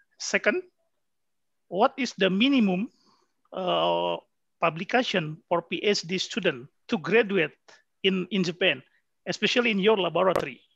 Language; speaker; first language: English; non-native, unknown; Indonesian